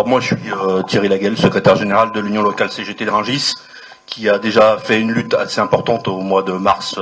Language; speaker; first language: French; native; French